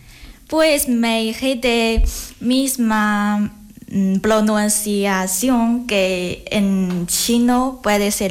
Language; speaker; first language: Spanish; non-native, learner; Chinese